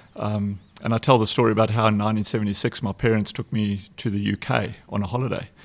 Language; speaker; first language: English; native; English